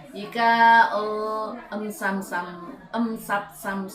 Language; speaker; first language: Cantonese; non-native, learner; Indonesian